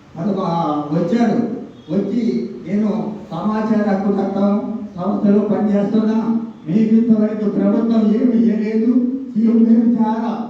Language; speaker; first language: Telugu; native; Telugu